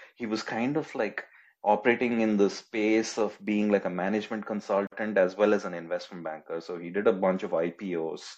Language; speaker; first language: English; non-native, local second language; Telugu